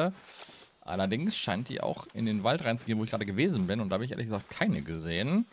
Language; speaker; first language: German; native; German